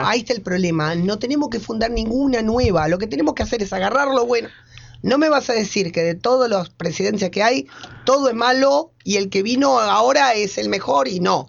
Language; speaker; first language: Spanish; native; Spanish